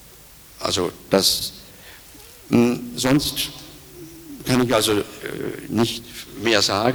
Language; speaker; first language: German; native; German